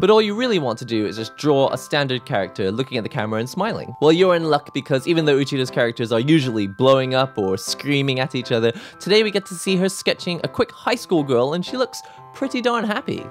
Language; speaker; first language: English; native; English